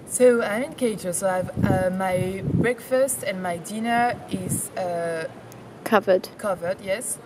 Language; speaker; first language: English; non-native, fluent; French